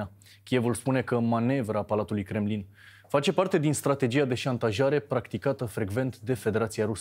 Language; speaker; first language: Romanian; native; Romanian